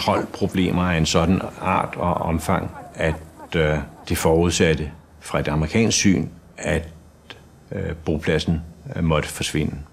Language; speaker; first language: Danish; native; Danish